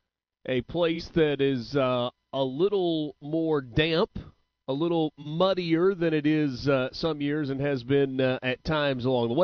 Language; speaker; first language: English; native; English